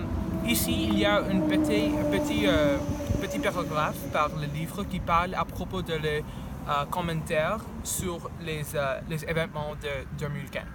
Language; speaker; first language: French; non-native, learner; English